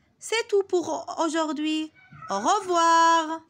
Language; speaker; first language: French; non-native, local second language; Arabic